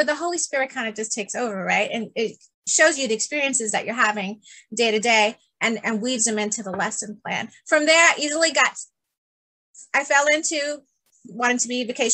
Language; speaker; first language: English; early bilingual, other home language; Spanish